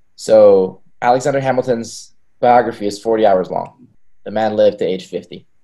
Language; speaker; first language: English; early bilingual, other home language; Hebrew